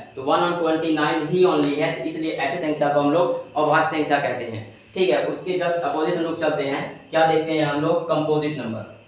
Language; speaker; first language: Hindi; native; Hindi